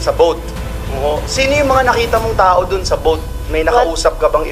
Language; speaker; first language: Filipino; native; Filipino